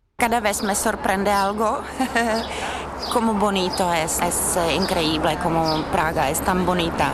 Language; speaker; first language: Spanish; non-native, learner; Czech